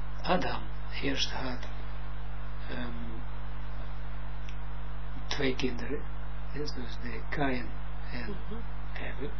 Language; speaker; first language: Dutch; non-native, fluent; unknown